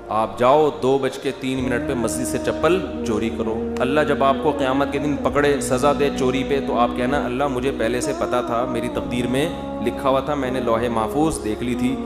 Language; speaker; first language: Urdu; native; Urdu